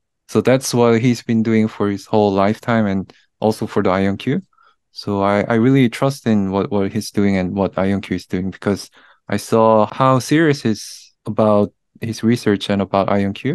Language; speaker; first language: English; non-native, fluent; Korean